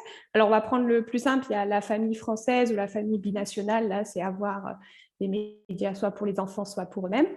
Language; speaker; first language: French; native; French